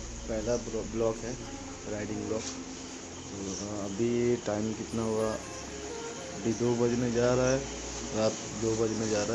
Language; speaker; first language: Hindi; non-native, local second language; Bangla